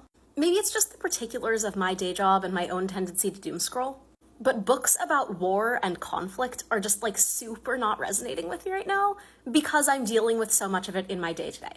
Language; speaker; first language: English; native; English